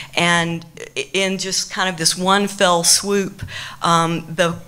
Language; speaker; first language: English; native; English